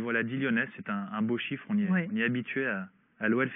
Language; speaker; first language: French; native; French